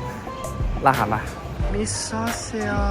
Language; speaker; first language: Estonian; non-native, fluent; Chinese